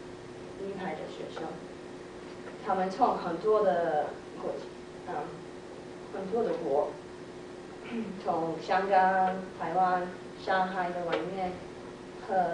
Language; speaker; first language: Chinese; non-native, learner; English